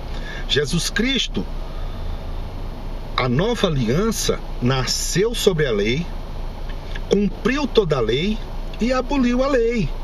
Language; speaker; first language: Portuguese; native; Portuguese